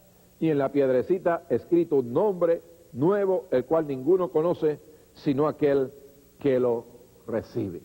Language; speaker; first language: Spanish; native; Spanish